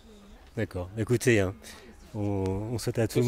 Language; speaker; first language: French; native; French